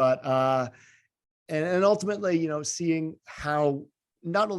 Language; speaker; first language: English; native; English